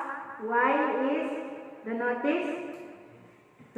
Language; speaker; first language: English; non-native, learner; Indonesian